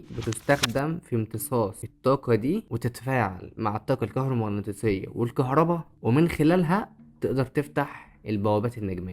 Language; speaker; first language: Arabic; native; Arabic